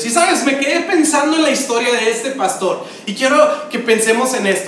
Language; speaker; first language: Spanish; native; Spanish